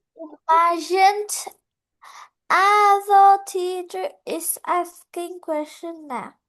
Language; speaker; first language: English; non-native, learner; Vietnamese